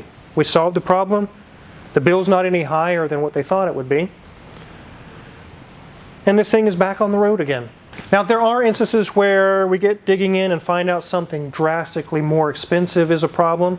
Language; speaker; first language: English; native; English